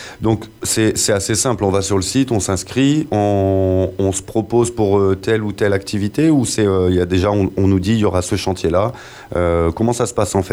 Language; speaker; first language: French; native; French